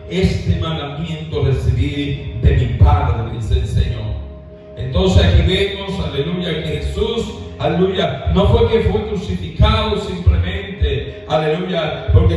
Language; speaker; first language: Spanish; native; Spanish